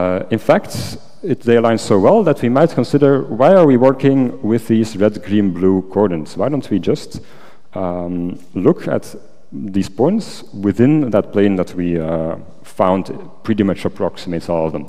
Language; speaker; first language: English; non-native, fluent; Dutch